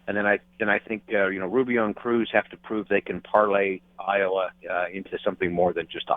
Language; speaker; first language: English; native; English